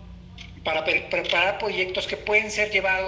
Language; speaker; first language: Spanish; native; Spanish